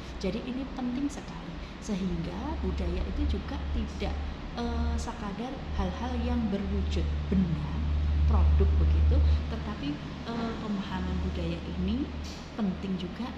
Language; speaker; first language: Indonesian; native; Indonesian